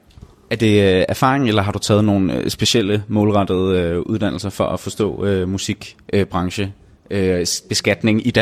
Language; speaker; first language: Danish; native; Danish